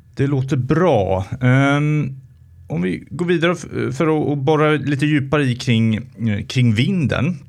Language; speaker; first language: Swedish; native; Swedish